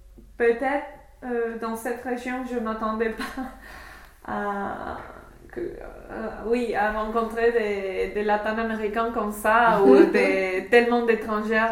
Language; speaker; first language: French; non-native, fluent; English